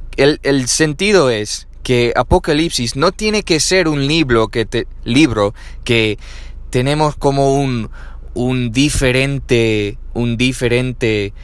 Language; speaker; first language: Spanish; non-native, learner; English